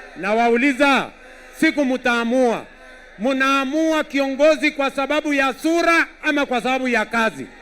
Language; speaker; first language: Swahili; non-native, local second language; Kalenjin